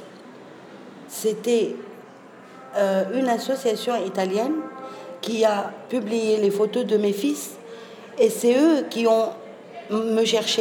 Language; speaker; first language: French; non-native, local second language; Arabic